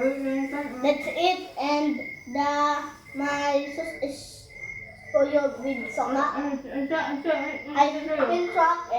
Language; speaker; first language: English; non-native, learner; Cebuano